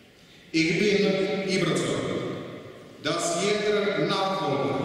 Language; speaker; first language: German; non-native, fluent; Czech